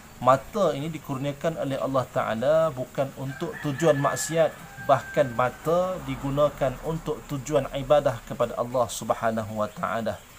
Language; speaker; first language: Malay; native; Malay